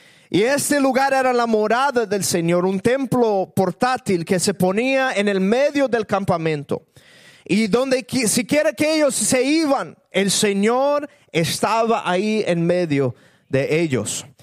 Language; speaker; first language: Spanish; early bilingual, other home language; English